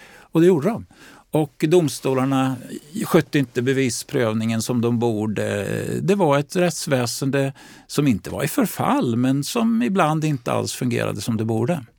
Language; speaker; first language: Swedish; native; Swedish